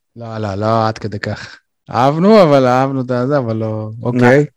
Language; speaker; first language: Hebrew; early bilingual, other home language; Russian